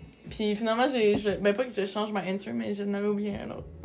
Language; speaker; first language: French; native; French